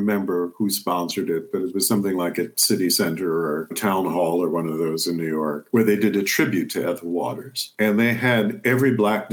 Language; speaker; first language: English; native; English